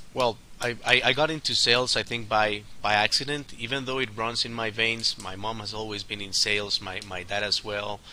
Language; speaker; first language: English; non-native, fluent; Spanish